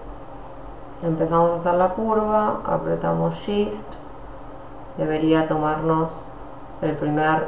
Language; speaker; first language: Spanish; native; Spanish